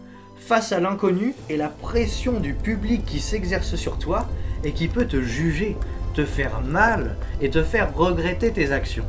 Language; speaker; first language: French; native; French